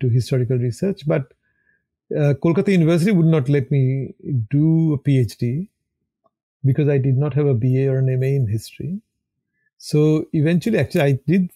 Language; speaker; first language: English; non-native, local second language; Bangla